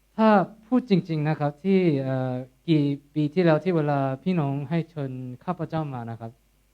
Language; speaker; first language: Thai; non-native, fluent; Korean